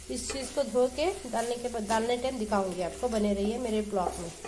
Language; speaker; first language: Hindi; non-native, local second language; Urdu